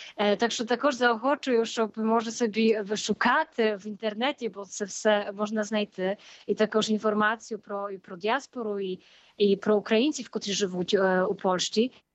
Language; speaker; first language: Ukrainian; early bilingual, heritage; Polish